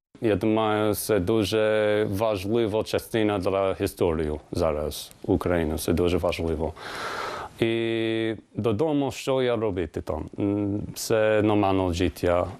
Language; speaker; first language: Ukrainian; non-native, learner; English